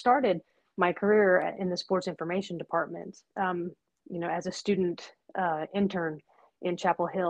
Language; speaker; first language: English; native; English